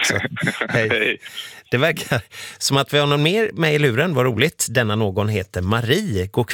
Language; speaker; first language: Swedish; native; Swedish